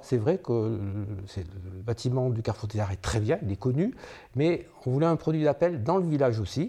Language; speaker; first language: French; native; French